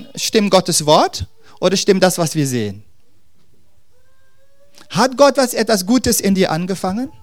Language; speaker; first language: German; non-native, fluent; Dutch